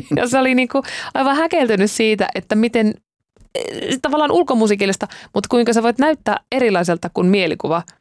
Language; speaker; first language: Finnish; native; Finnish